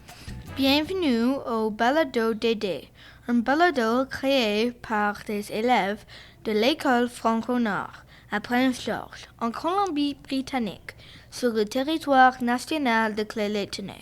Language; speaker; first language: French; non-native, local second language; English